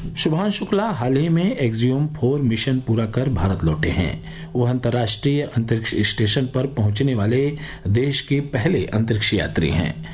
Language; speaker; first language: Hindi; native; Hindi